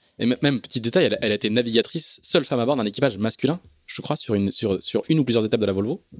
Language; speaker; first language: French; native; French